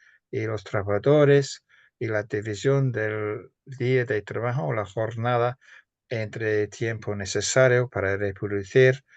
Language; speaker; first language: Spanish; non-native, fluent; English